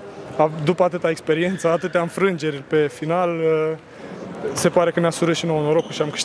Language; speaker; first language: Romanian; native; Romanian